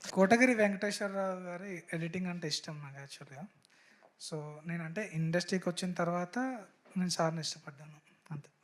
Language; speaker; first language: Telugu; native; Telugu